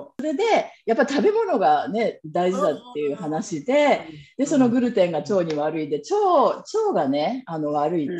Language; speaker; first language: Japanese; native; Japanese